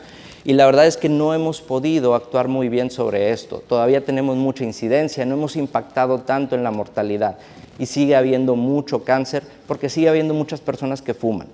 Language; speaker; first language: Spanish; native; Spanish